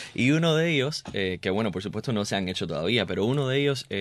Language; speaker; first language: Spanish; early bilingual, heritage; Spanish